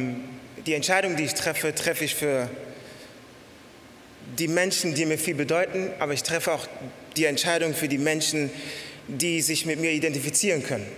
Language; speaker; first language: German; early bilingual, other home language; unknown